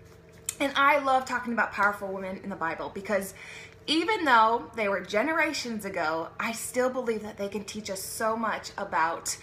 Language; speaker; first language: English; native; English